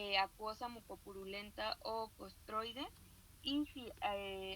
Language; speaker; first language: Spanish; native; Spanish